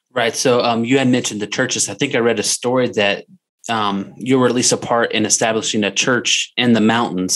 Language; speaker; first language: English; native; English